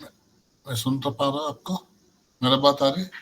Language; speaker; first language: Hindi; non-native, local second language; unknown